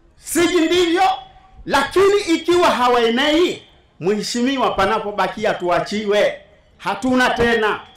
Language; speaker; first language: Swahili; native; Swahili